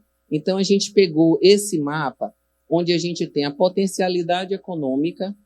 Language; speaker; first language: Portuguese; native; Portuguese